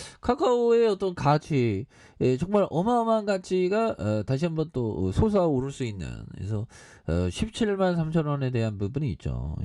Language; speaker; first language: Korean; native; Korean